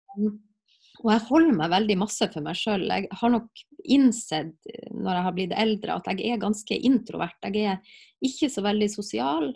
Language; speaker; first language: Norwegian; native; Norwegian